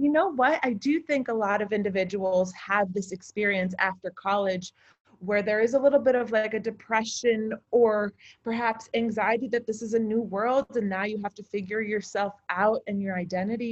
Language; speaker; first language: English; native; English